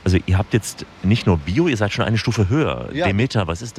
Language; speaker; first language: German; native; German